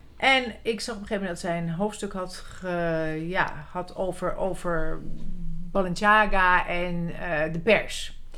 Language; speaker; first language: Dutch; early bilingual, other home language; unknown